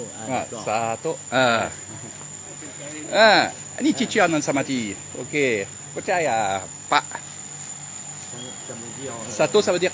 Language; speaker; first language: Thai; non-native, learner; French